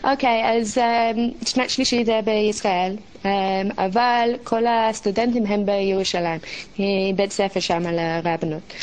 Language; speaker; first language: Hebrew; non-native, learner; English